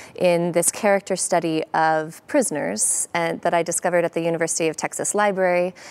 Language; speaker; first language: English; native; English